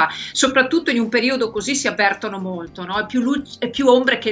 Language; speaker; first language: Italian; native; Italian